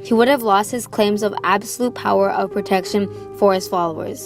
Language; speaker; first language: English; native; English